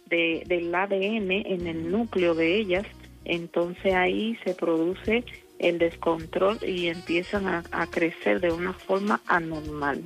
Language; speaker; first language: Spanish; native; Spanish